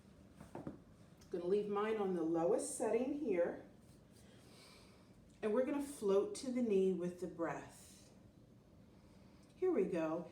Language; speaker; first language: English; native; English